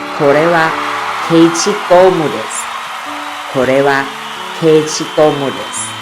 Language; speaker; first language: Japanese; non-native, fluent; Thai